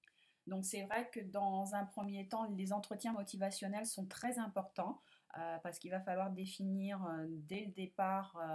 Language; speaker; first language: French; native; French